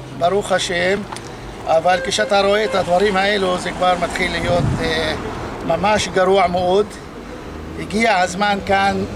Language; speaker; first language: Hebrew; non-native, local second language; Arabic